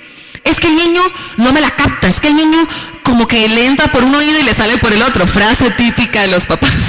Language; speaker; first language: Spanish; native; Spanish